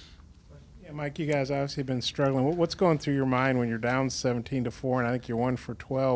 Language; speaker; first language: English; native; English